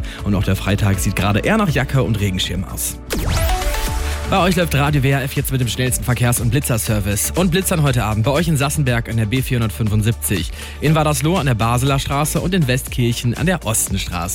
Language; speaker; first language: German; native; German